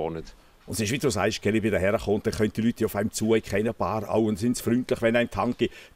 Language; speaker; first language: German; native; German